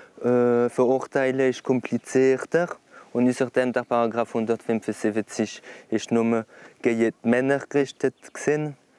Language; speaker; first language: German; non-native, local second language; French